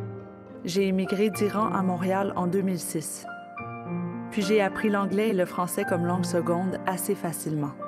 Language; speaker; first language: French; non-native, fluent; Persian